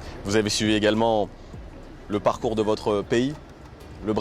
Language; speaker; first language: French; native; French